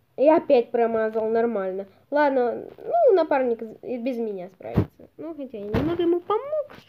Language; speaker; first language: Russian; native; Russian